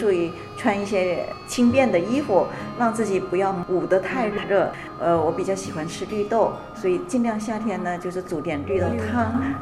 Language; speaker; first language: Chinese; native; Chinese